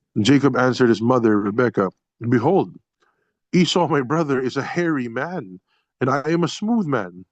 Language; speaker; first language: English; non-native, local second language; Filipino